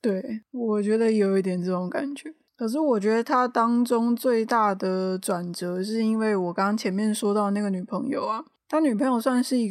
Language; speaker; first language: Chinese; native; Chinese